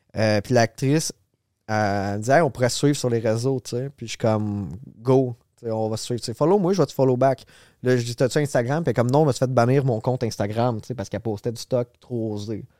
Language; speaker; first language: French; native; French